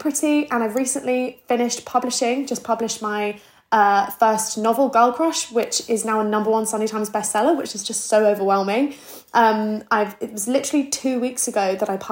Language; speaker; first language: English; native; English